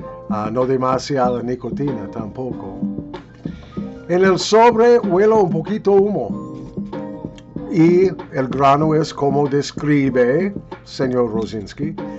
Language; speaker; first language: Spanish; non-native, fluent; English